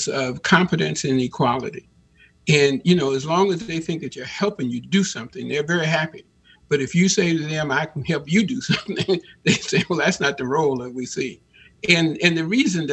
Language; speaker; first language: English; native; English